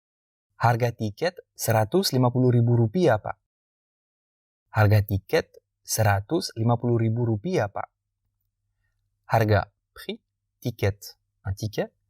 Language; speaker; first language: Indonesian; non-native, fluent; French